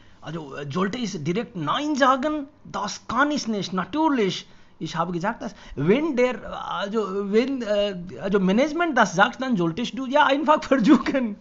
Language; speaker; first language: German; non-native, fluent; Hindi